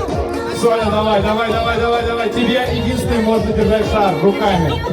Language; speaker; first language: Russian; native; Russian